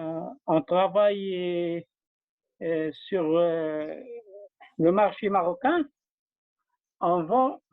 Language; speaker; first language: French; non-native, learner; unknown